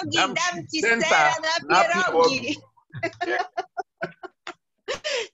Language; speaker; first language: Hebrew; non-native, learner; Polish